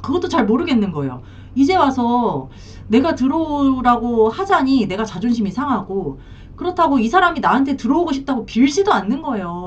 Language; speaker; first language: Korean; native; Korean